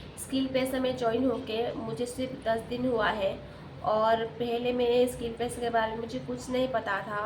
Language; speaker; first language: Hindi; non-native, local second language; Odia